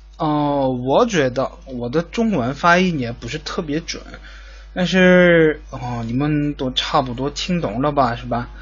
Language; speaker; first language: Chinese; non-native, fluent; Korean